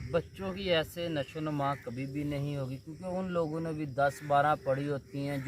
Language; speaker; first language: Urdu; non-native, local second language; Punjabi